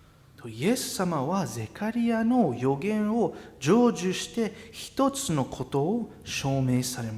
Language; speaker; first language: Japanese; non-native, fluent; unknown